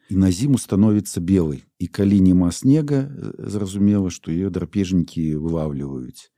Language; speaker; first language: Belarusian; non-native, local second language; Russian